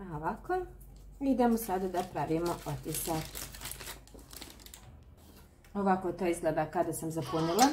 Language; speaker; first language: Croatian; native; Croatian